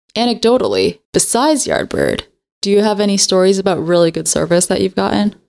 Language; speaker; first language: English; native; English